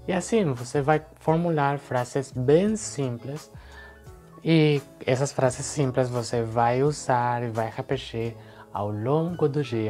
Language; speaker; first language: Portuguese; non-native, fluent; Spanish